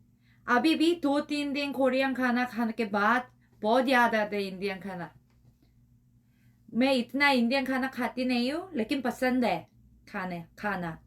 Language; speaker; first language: Hindi; non-native, learner; Korean